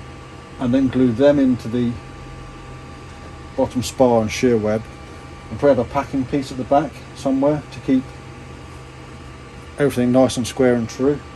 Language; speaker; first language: English; native; English